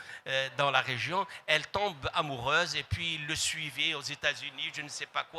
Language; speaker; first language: French; non-native, local second language; Arabic